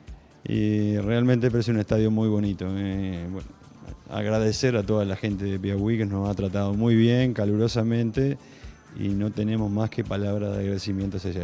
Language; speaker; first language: Portuguese; non-native, learner; Spanish